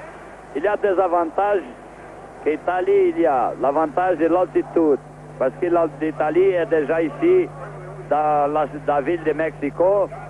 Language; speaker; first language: French; non-native, fluent; Portuguese